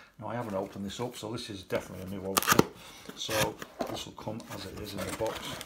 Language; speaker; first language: English; native; English